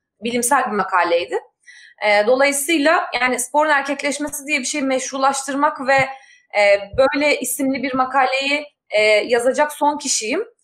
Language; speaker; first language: Turkish; native; Turkish